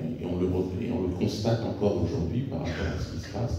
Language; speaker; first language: French; native; French